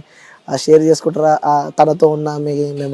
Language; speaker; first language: Telugu; native; Telugu